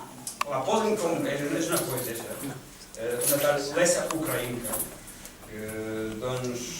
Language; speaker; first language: Catalan; non-native, fluent; Ukrainian